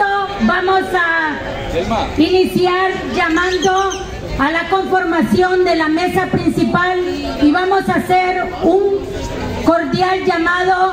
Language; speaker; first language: Spanish; native; Spanish